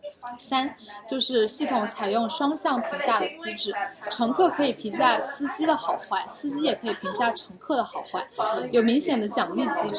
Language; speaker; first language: Chinese; native; Chinese